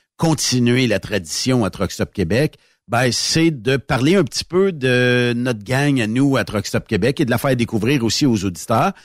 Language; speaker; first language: French; native; French